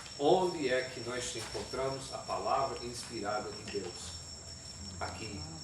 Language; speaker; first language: Portuguese; non-native, fluent; English